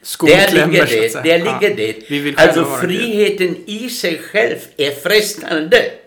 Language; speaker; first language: Swedish; non-native, fluent; German